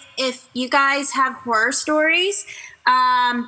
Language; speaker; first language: English; native; English